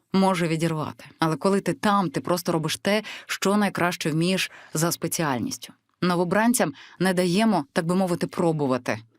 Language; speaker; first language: Ukrainian; early bilingual, other home language; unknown